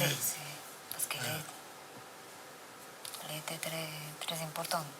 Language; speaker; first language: French; non-native, learner; Romanian